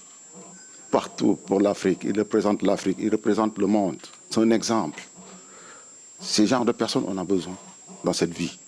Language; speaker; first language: French; non-native, local second language; Wolof